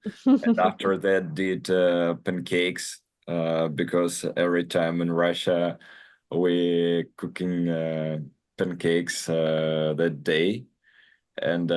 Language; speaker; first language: English; non-native, learner; Russian